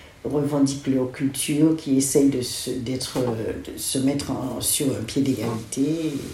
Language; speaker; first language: French; non-native, local second language; Guadeloupean Creole French